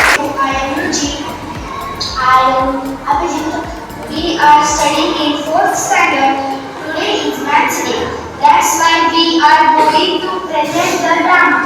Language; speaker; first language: English; non-native, learner; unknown